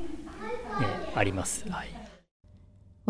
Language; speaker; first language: Japanese; native; Japanese